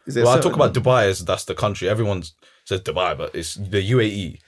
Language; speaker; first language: English; early bilingual, other home language; Arabic